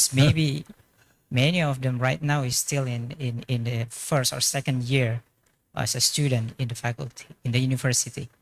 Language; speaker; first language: English; non-native, fluent; Indonesian